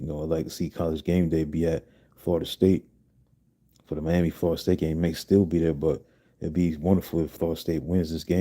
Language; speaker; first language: English; native; English